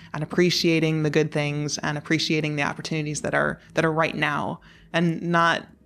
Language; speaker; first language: English; native; English